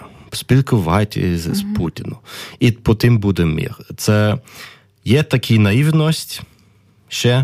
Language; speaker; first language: Ukrainian; non-native, learner; German